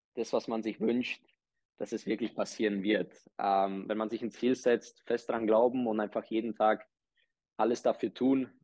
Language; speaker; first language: German; early bilingual, other home language; Czech